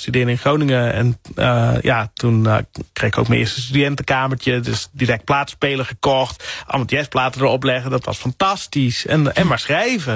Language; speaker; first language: Dutch; native; Dutch